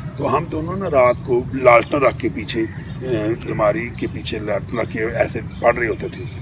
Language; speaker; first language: Urdu; non-native, local second language; Punjabi